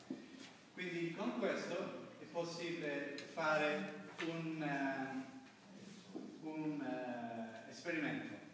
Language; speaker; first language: Italian; non-native, learner; English